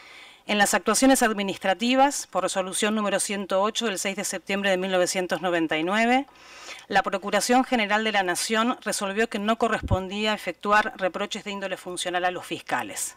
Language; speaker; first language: Spanish; native; Spanish